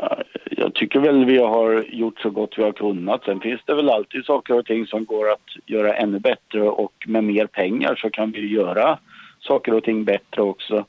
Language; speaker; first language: Swedish; native; Swedish